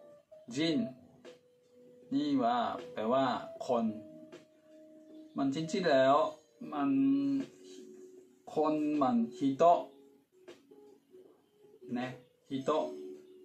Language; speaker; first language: Thai; non-native, fluent; Japanese